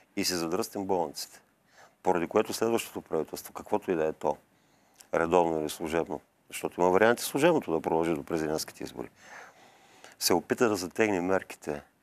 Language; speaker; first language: Bulgarian; native; Bulgarian